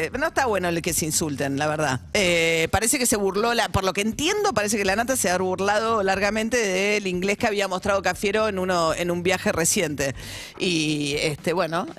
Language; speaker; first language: Spanish; native; Spanish